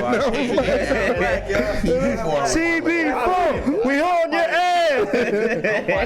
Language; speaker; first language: English; native; English